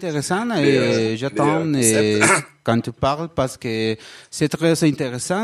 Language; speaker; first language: French; non-native, learner; Spanish